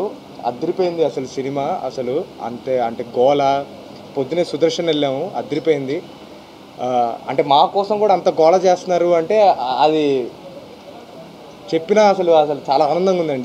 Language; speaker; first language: Telugu; non-native, fluent; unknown